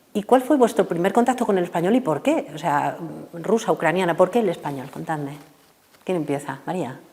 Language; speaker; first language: Spanish; native; Spanish